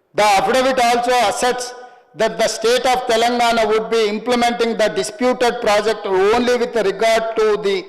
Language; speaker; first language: English; non-native, local second language; Telugu